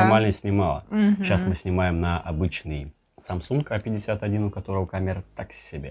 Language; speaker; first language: Russian; native; Russian